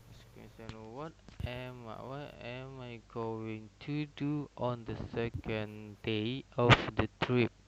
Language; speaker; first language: English; non-native, learner; Indonesian